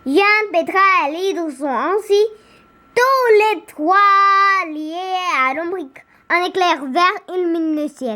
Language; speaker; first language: French; native; French